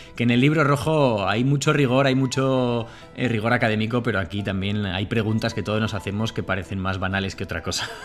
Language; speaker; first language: Spanish; native; Spanish